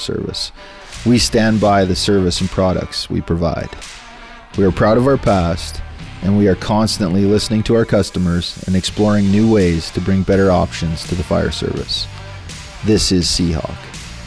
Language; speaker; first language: English; native; English